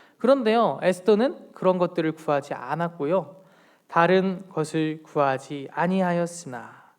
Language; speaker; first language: Korean; native; Korean